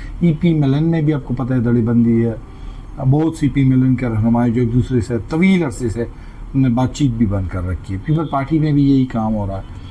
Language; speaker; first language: Urdu; non-native, local second language; Pashto